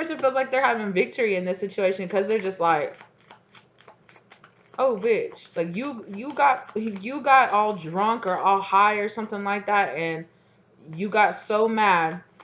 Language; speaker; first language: English; native; English